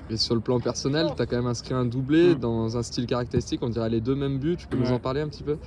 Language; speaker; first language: French; native; French